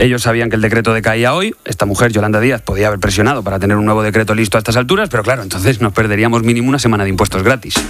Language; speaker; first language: Spanish; native; Spanish